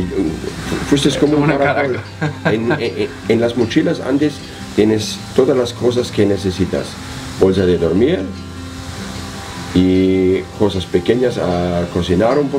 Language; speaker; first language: Spanish; non-native, learner; German